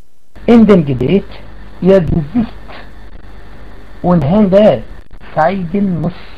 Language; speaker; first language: German; non-native, fluent; Arabic